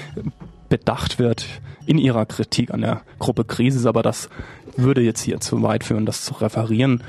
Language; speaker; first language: German; native; German